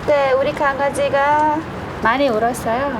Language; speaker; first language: Korean; non-native, learner; Hungarian